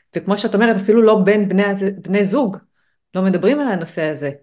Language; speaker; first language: Hebrew; native; Hebrew